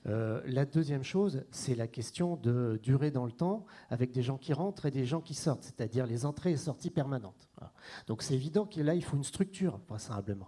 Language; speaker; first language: French; native; French